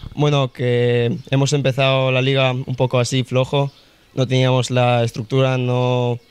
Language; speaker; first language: Spanish; early bilingual, other home language; Russian